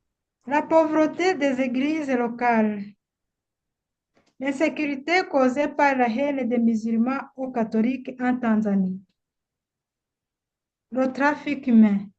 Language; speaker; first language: French; non-native, local second language; Kinyarwanda